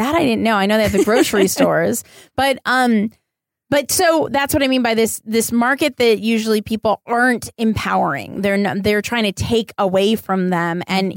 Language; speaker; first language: English; native; English